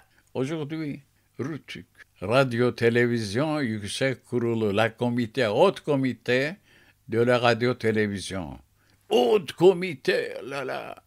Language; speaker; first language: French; non-native, fluent; Turkish